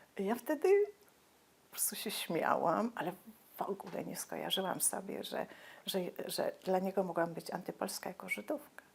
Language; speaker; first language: Polish; native; Polish